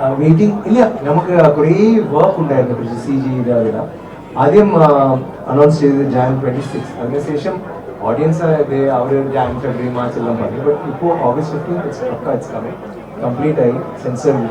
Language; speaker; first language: Malayalam; non-native, learner; Tamil